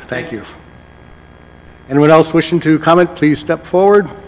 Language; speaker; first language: English; native; English